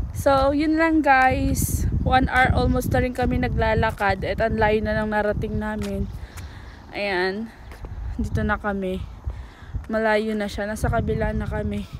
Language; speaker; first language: Filipino; native; Filipino